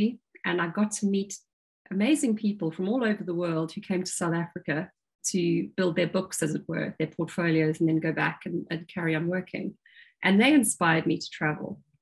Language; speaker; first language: English; native; English